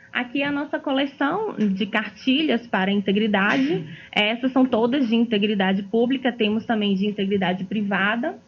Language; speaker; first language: Portuguese; native; Portuguese